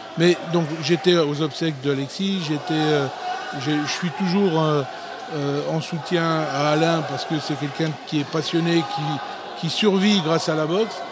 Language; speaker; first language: French; early bilingual, other home language; Italian